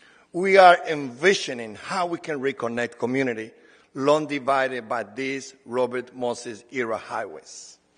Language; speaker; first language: English; non-native, fluent; Spanish